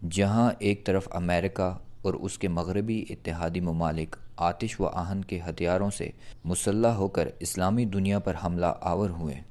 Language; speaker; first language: Urdu; native; Urdu